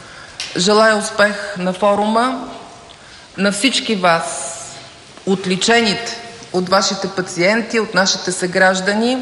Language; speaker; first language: Bulgarian; native; Bulgarian